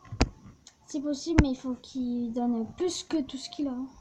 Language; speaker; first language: French; native; French